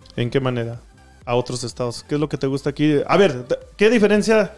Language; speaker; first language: Spanish; early bilingual, heritage; Spanish